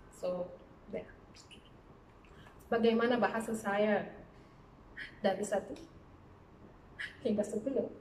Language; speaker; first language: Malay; non-native, learner; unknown